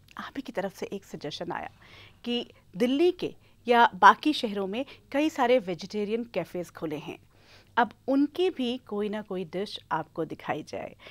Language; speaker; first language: Hindi; native; Hindi